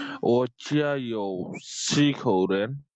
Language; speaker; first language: Chinese; non-native, learner; Bangla